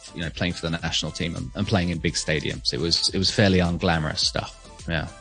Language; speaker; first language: English; native; English